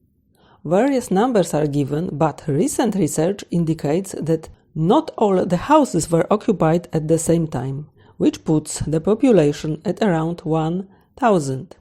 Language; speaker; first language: English; non-native, fluent; Polish